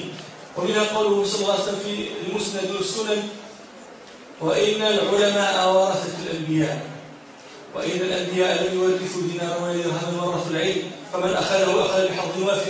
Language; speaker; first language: Arabic; native; Arabic